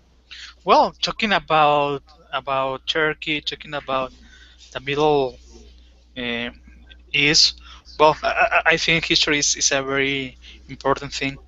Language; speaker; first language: English; non-native, fluent; Spanish